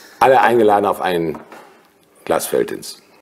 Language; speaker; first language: German; native; German